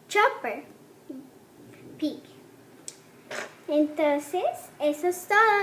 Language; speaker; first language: Spanish; early bilingual, heritage; Spanish